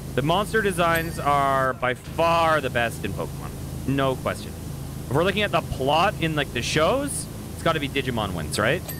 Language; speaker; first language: English; native; English